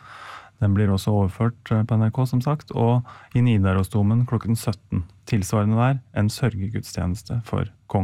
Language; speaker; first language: Norwegian; native; Norwegian